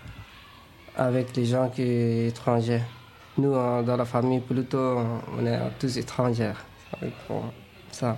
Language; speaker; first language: French; non-native, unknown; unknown